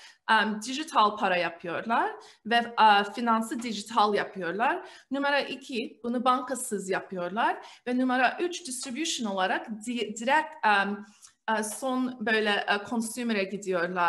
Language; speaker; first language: Turkish; early bilingual, heritage; Turkish